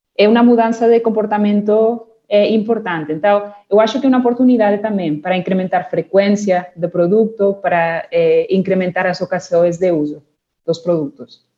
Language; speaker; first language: Portuguese; non-native, fluent; Spanish